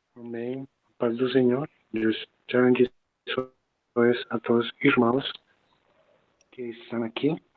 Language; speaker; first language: Portuguese; non-native, learner; Spanish